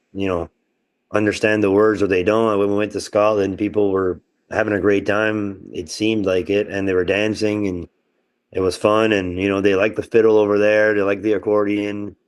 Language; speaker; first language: English; non-native, local second language; French